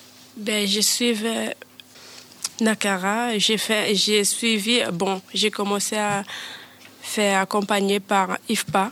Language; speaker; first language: French; non-native, learner; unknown